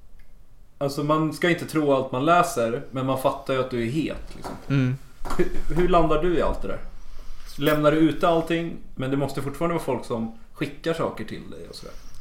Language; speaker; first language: Swedish; native; Swedish